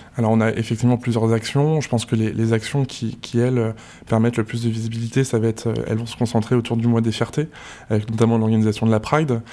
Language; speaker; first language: French; native; French